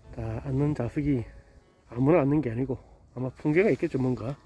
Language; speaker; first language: Korean; native; Korean